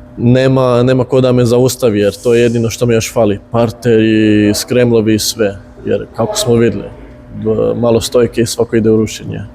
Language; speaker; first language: Bosnian; early bilingual, heritage; Bosnian